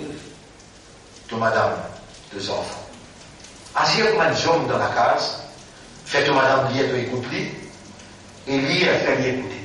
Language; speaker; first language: French; non-native, local second language; Morisyen